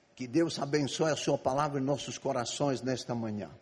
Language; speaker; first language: Portuguese; non-native, fluent; Arabic